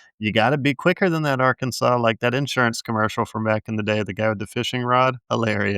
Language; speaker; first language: English; native; English